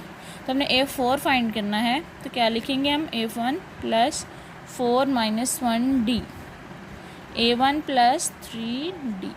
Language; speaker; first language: Hindi; non-native, local second language; Punjabi